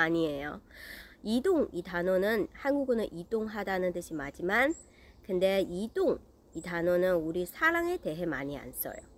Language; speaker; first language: Korean; non-native, learner; Chinese